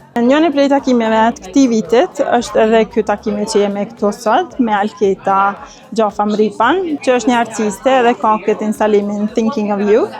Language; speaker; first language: Albanian; native; Albanian